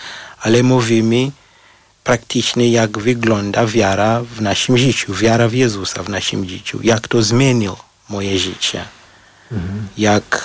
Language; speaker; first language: Polish; non-native, learner; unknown